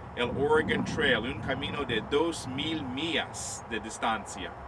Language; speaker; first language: Spanish; non-native, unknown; English